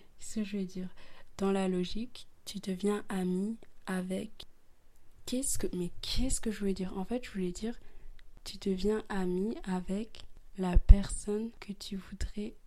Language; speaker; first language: French; early bilingual, other home language; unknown